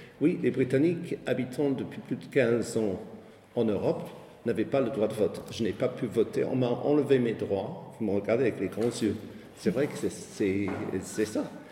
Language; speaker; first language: French; non-native, fluent; English